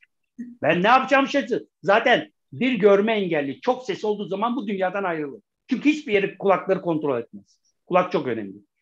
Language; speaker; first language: Turkish; native; Turkish